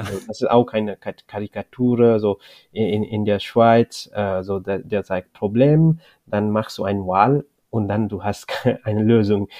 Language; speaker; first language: German; non-native, learner; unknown